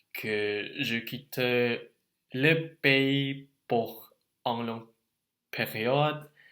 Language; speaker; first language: French; non-native, learner; Indonesian